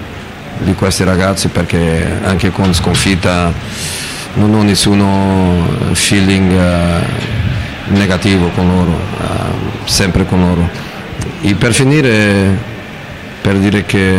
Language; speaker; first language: Italian; non-native, fluent; Portuguese